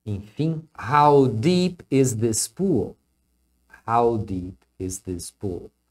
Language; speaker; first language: English; non-native, fluent; Portuguese